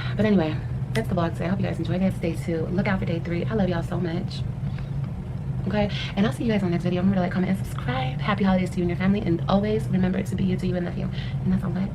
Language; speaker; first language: English; native; English